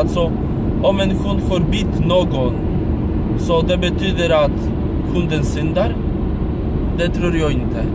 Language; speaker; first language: Swedish; non-native, fluent; Polish